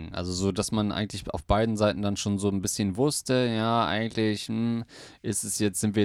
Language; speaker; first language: German; native; German